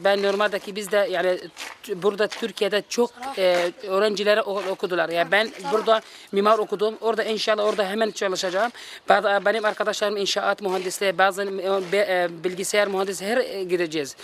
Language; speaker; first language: Turkish; non-native, learner; Arabic